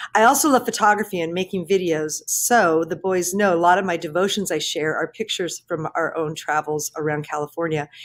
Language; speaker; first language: English; native; English